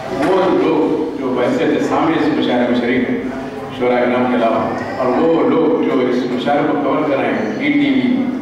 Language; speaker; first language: Urdu; native; Urdu